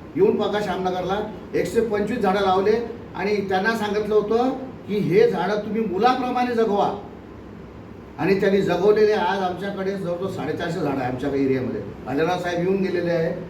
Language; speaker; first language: Marathi; native; Marathi